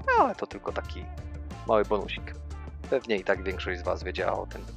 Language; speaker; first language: Polish; native; Polish